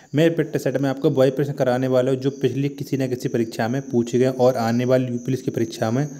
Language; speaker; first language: Hindi; native; Hindi